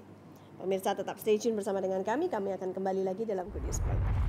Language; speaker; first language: Indonesian; native; Indonesian